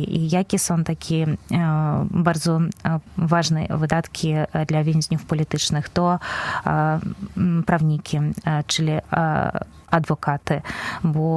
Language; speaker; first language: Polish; non-native, fluent; Belarusian